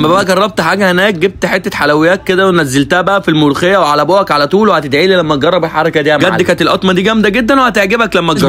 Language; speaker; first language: Arabic; native; Arabic